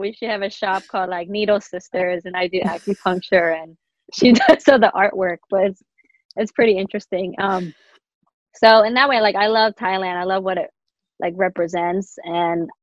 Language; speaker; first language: English; native; English